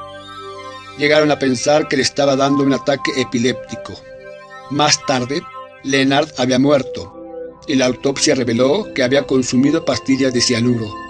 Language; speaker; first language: Spanish; native; Spanish